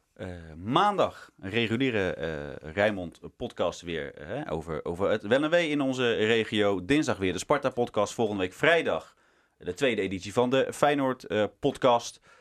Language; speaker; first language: Dutch; native; Dutch